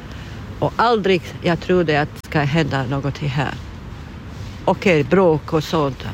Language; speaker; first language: Swedish; non-native, learner; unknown